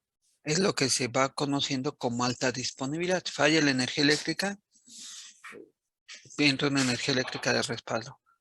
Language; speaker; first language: Spanish; native; Spanish